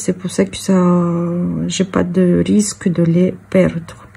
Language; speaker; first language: French; non-native, fluent; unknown